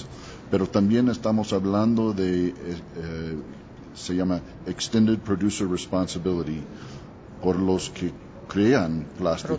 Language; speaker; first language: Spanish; non-native, learner; English